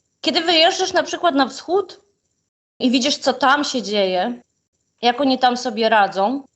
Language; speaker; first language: Polish; non-native, fluent; Ukrainian